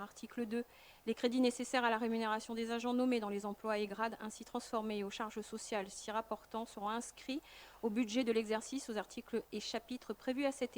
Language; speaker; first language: French; native; French